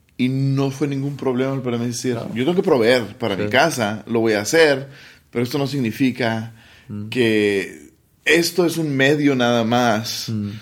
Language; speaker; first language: Spanish; native; Spanish